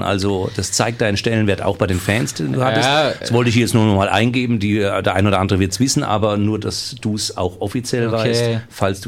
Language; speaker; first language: German; native; German